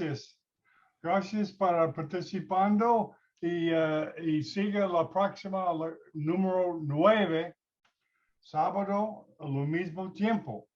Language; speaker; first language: Spanish; non-native, learner; English